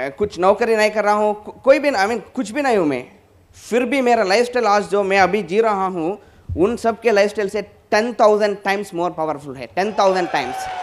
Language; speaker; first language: Hindi; non-native, local second language; Telugu